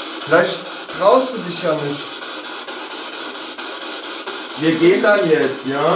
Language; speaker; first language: German; native; German